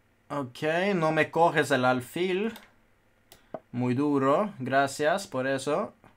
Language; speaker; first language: Spanish; native; Spanish